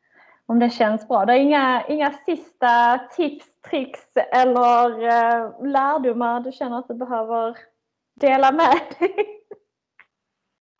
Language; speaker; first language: Swedish; native; Swedish